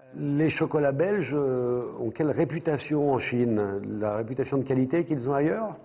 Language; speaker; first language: French; native; French